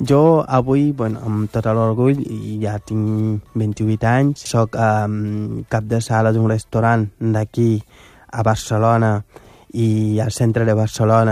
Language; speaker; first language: Catalan; non-native, fluent; Wolof